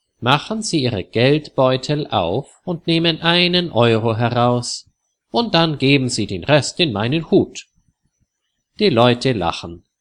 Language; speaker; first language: German; native; German